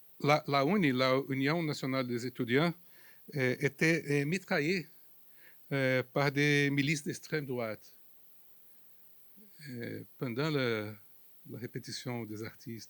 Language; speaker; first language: French; non-native, fluent; Portuguese